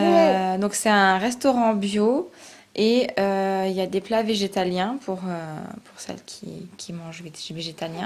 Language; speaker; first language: French; native; French